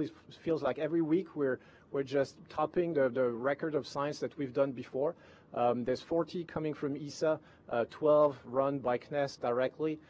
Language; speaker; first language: English; non-native, fluent; French